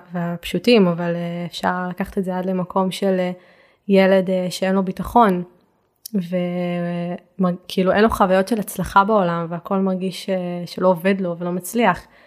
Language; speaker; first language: Hebrew; native; Hebrew